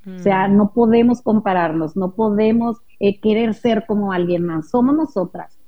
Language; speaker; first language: Spanish; native; Spanish